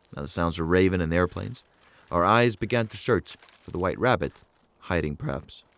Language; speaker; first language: English; non-native, fluent; Icelandic